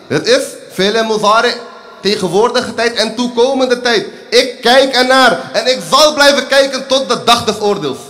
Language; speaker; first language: Dutch; early bilingual, other home language; Urdu